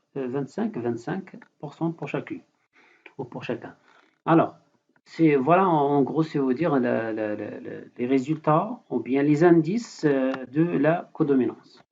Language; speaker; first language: French; non-native, local second language; Arabic